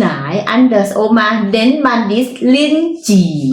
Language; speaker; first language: German; non-native, learner; Thai